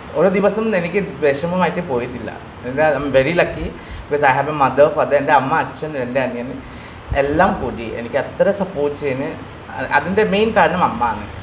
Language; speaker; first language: Malayalam; non-native, local second language; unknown